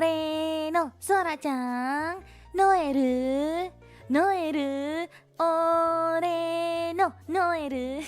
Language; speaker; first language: Japanese; non-native, learner; Indonesian